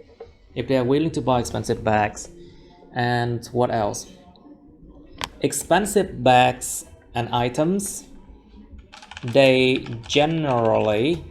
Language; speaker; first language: English; non-native, fluent; Vietnamese